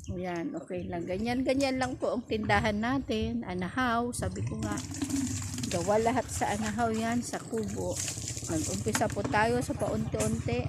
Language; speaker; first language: Filipino; native; Filipino